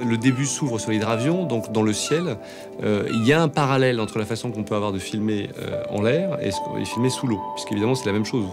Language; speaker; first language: French; native; French